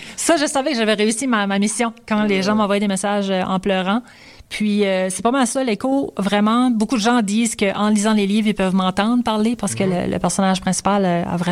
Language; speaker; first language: French; native; French